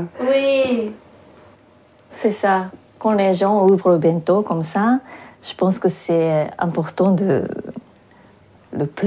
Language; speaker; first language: French; non-native, fluent; Japanese